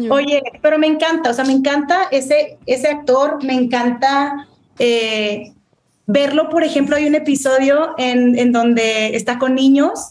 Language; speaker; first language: Spanish; native; Spanish